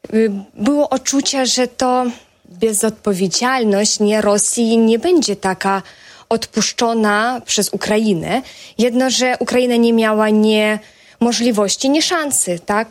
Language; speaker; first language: Polish; non-native, fluent; Russian